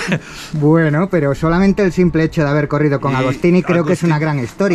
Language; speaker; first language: Spanish; native; Spanish